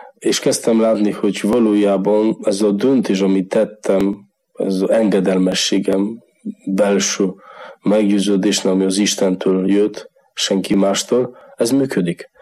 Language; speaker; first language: Hungarian; non-native, learner; Polish